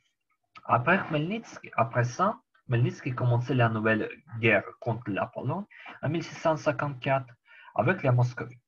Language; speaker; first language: French; non-native, learner; Ukrainian